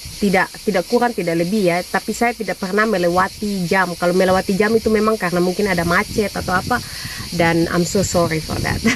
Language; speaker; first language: Indonesian; native; Indonesian